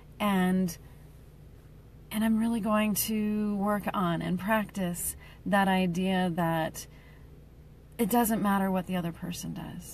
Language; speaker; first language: English; native; English